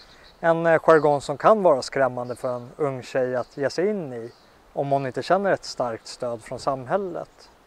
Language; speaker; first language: Swedish; native; Swedish